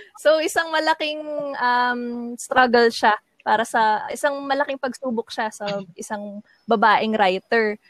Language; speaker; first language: Filipino; native; Filipino